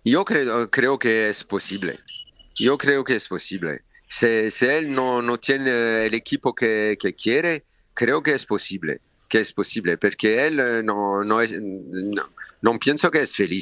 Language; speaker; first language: Spanish; non-native, learner; French